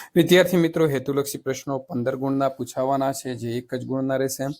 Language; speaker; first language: Hindi; non-native, local second language; Gujarati